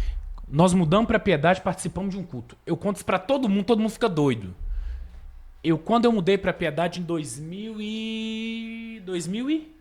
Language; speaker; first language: Portuguese; native; Portuguese